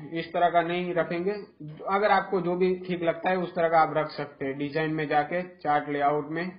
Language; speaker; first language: Hindi; non-native, local second language; Gujarati